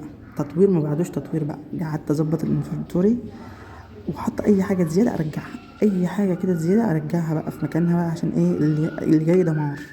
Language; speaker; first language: Arabic; native; Arabic